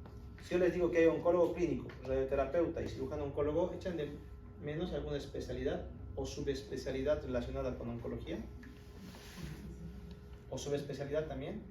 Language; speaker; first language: Spanish; native; Spanish